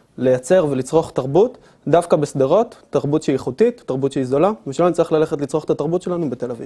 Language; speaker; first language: Hebrew; native; Hebrew